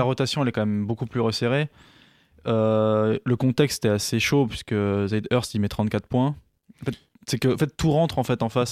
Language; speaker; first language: French; native; French